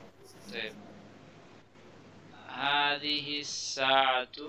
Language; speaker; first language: Arabic; non-native, learner; Bangla